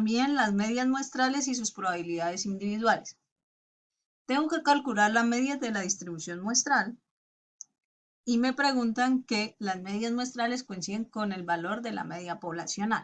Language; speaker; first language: Spanish; native; Spanish